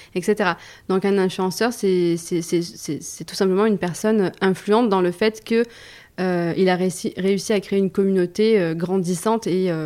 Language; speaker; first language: French; native; French